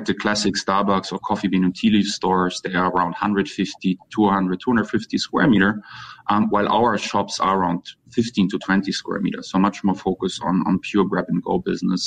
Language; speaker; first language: English; non-native, fluent; German